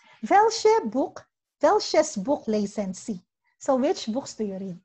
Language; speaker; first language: English; non-native, local second language; Filipino